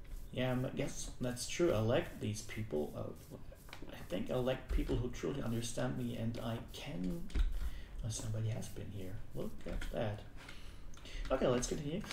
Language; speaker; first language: English; non-native, fluent; German